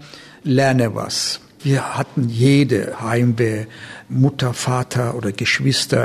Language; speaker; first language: German; non-native, fluent; Turkish